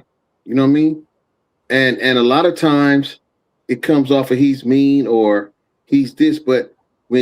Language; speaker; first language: English; native; English